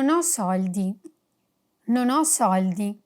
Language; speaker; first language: Italian; non-native, fluent; English